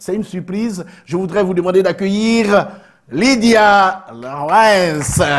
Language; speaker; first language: French; native; French